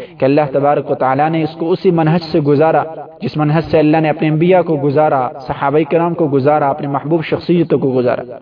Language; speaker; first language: Urdu; non-native, local second language; Pashto